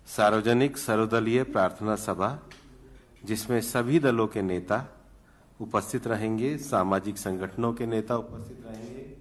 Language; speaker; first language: Hindi; native; Hindi